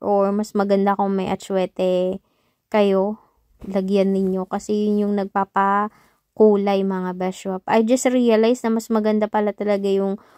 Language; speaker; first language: Filipino; native; Filipino